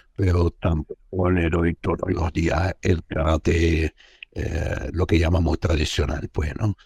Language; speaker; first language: Spanish; non-native, fluent; Arabic